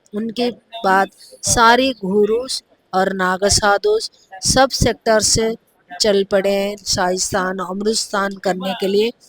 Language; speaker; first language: Hindi; non-native, local second language; Telugu